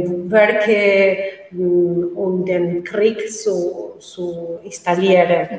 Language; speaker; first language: German; non-native, learner; Spanish